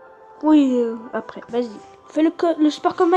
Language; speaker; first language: French; native; French